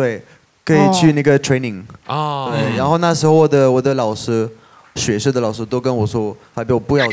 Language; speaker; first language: Chinese; non-native, fluent; French